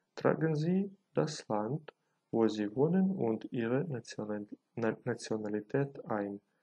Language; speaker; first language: German; non-native, fluent; Ukrainian